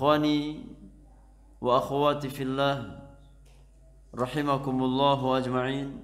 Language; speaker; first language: Arabic; non-native, fluent; Indonesian